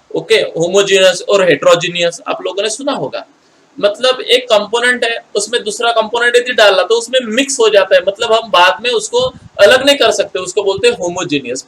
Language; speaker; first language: Hindi; non-native, local second language; Marathi